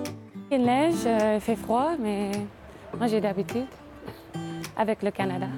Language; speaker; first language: French; non-native, learner; English